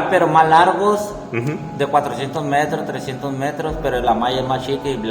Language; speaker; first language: Spanish; native; Spanish